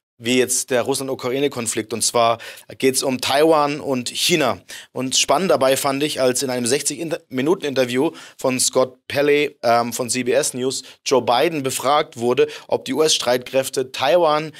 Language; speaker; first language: German; native; German